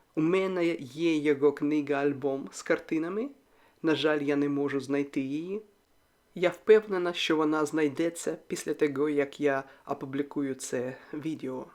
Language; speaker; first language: Ukrainian; non-native, local second language; Russian